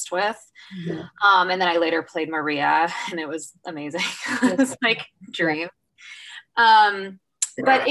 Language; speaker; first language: English; native; English